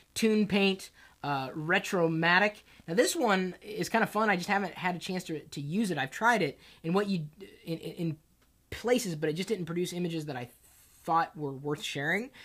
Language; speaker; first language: English; native; English